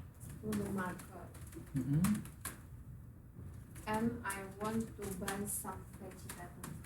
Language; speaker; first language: English; non-native, learner; Indonesian